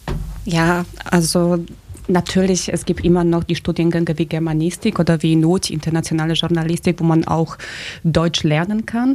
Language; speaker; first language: German; non-native, fluent; Polish